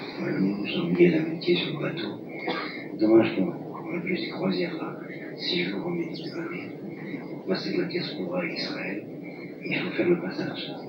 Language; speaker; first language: French; non-native, local second language; Arabic